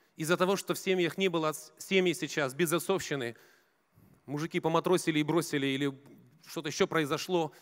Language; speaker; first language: Russian; native; Russian